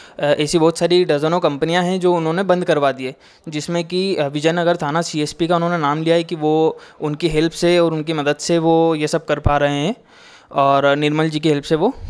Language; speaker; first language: Hindi; native; Hindi